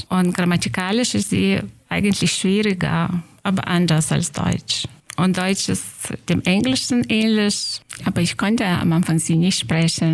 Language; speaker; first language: German; non-native, fluent; Lithuanian